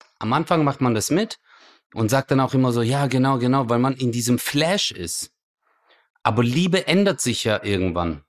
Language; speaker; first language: German; early bilingual, other home language; Turkish